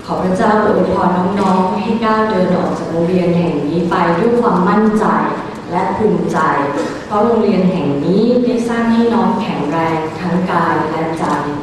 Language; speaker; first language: Thai; early bilingual, other home language; English